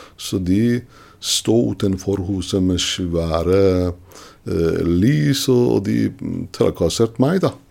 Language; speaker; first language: Norwegian; non-native, fluent; Persian